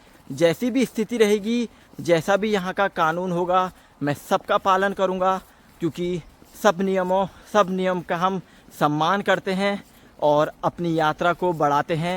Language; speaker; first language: Hindi; native; Hindi